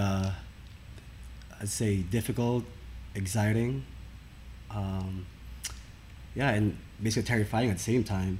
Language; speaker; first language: English; non-native, local second language; Filipino